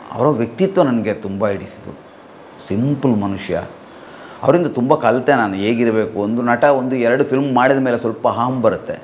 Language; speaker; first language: Kannada; non-native, local second language; Malayalam